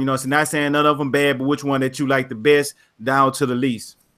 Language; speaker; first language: English; native; English